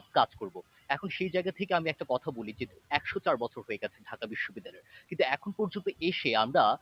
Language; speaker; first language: Bangla; non-native, local second language; Chakma